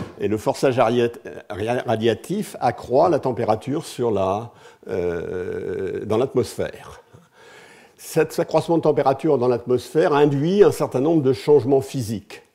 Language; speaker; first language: French; native; French